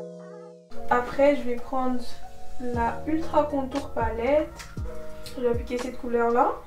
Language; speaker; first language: French; native; French